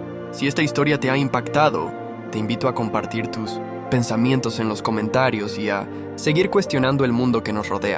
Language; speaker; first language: Spanish; native; Spanish